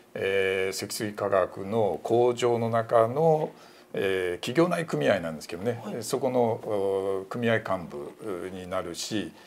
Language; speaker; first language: Japanese; native; Japanese